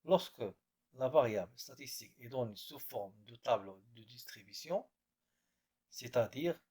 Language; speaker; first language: French; non-native, local second language; Arabic